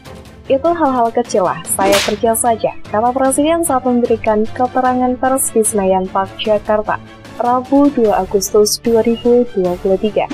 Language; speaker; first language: Indonesian; native; Indonesian